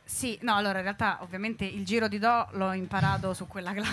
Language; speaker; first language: Italian; native; Italian